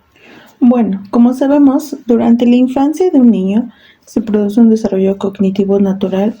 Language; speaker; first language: Spanish; native; Spanish